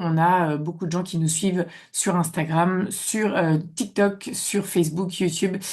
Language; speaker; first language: French; native; French